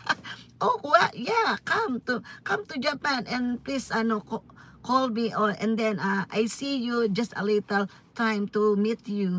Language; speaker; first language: English; non-native, learner; Filipino